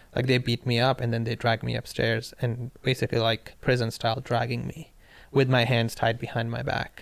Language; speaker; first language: English; non-native, local second language; Pashto